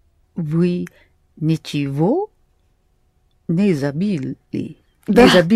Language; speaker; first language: Russian; non-native, learner; English